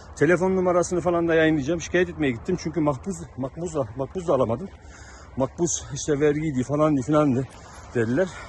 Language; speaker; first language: Turkish; native; Turkish